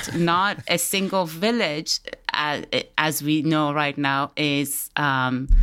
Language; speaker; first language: English; early bilingual, other home language; Persian